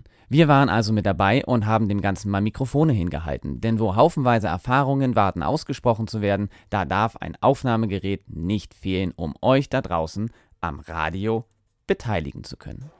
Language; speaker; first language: German; native; German